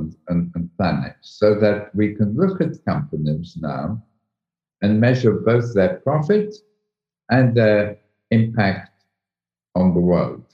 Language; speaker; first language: English; native; English